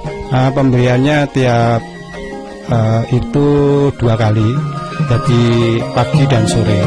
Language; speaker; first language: Indonesian; non-native, local second language; Javanese